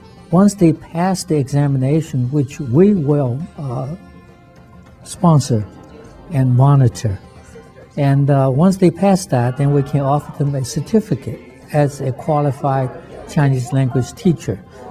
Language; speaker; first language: English; non-native, fluent; Chinese